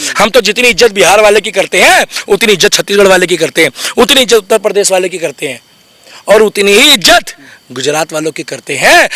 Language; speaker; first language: Hindi; native; Hindi